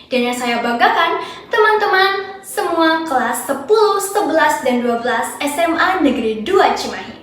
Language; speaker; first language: Indonesian; native; Indonesian